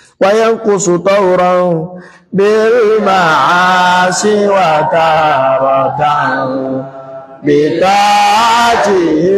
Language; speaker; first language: Arabic; non-native, fluent; Yoruba